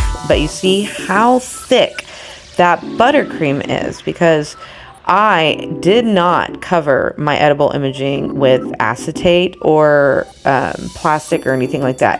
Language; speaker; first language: English; native; English